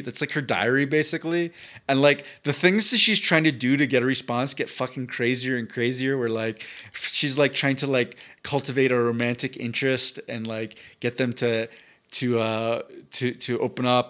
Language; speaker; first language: English; native; English